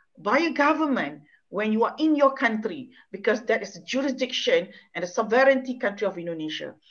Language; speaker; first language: English; non-native, local second language; Malay